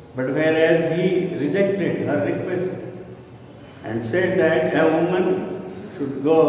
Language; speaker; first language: English; non-native, local second language; Kannada